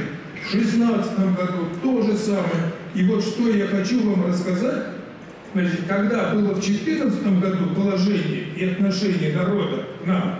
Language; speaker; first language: Russian; native; Russian